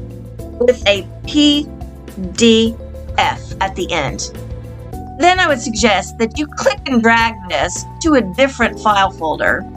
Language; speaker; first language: English; native; English